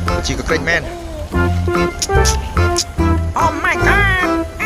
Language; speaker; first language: English; non-native, learner; Indonesian